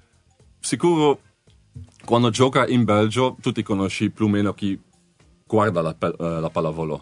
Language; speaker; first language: Italian; non-native, learner; Dutch